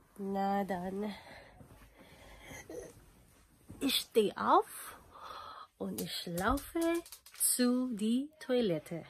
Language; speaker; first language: German; non-native, learner; Filipino